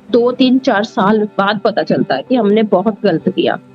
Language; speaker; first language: Hindi; non-native, local second language; Punjabi